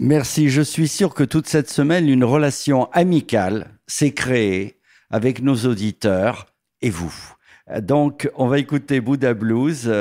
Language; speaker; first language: French; native; French